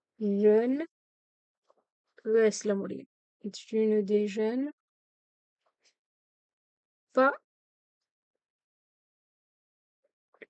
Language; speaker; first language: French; non-native, fluent; Tamil